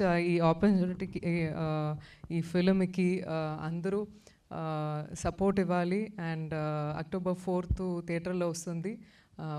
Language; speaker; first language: Telugu; non-native, learner; Tamil